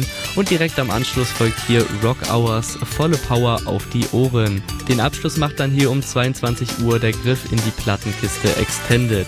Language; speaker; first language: German; native; German